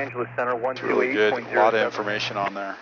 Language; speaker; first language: English; native; English